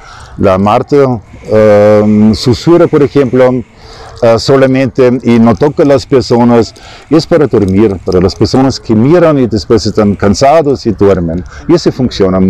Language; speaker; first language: Spanish; non-native, learner; German